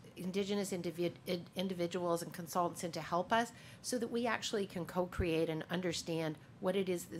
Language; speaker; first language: English; native; English